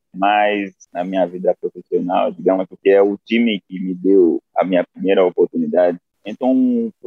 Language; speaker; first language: Portuguese; non-native, fluent; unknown